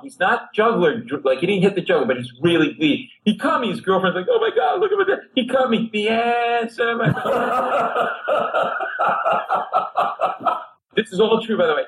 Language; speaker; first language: English; native; English